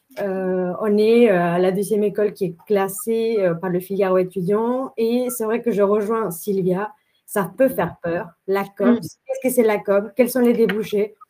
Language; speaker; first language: French; non-native, fluent; Spanish